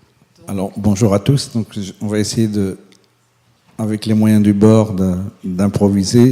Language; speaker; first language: French; native; French